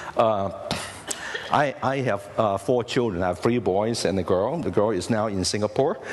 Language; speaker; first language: English; non-native, local second language; Cantonese